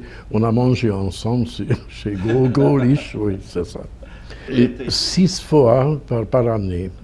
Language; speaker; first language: French; non-native, fluent; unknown